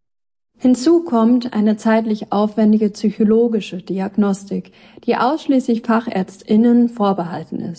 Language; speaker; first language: German; native; German